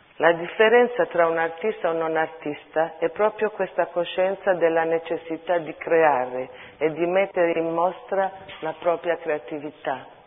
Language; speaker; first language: Italian; early bilingual, other home language; Armenian